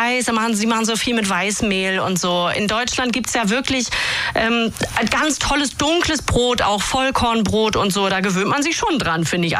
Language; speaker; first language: German; native; German